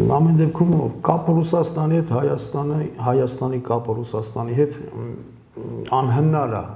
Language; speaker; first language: Armenian; early bilingual, heritage; Armenian